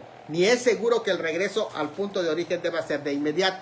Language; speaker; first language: Spanish; native; Spanish